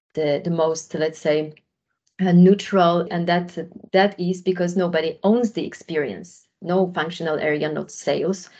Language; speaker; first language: English; non-native, fluent; Polish